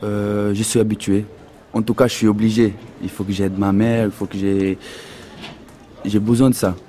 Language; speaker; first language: French; non-native, fluent; Portuguese